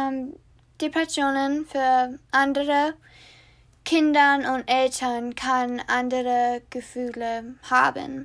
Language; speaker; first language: German; non-native, learner; English